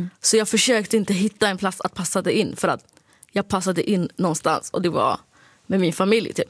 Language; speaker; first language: Swedish; early bilingual, other home language; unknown